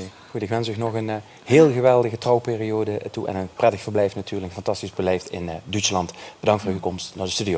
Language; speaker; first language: Dutch; native; Dutch